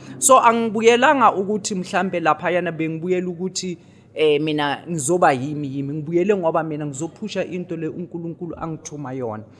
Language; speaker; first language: Zulu; non-native, local second language; Tswana